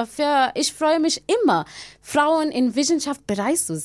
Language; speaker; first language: German; non-native, learner; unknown